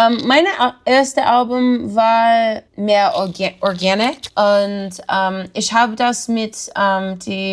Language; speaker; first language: German; non-native, learner; English